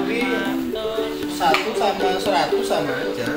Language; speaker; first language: Indonesian; non-native, local second language; Javanese